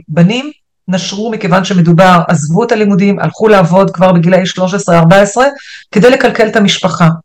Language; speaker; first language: Hebrew; non-native, local second language; Arabic